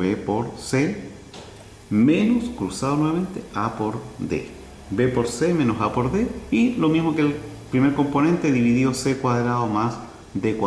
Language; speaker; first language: Spanish; native; Spanish